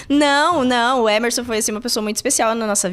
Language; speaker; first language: Portuguese; native; Portuguese